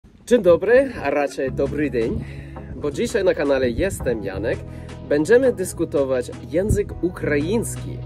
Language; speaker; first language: Polish; non-native, fluent; English